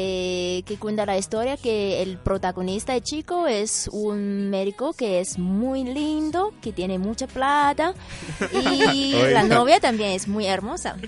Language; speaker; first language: Spanish; non-native, fluent; Chinese